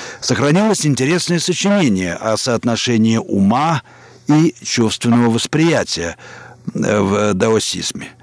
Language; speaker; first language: Russian; native; Russian